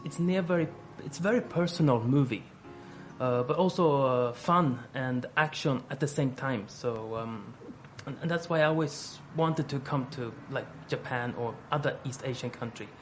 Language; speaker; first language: English; non-native, fluent; Swedish